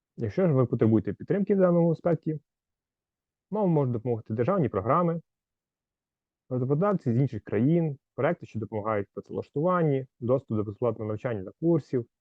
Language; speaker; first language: Ukrainian; native; Ukrainian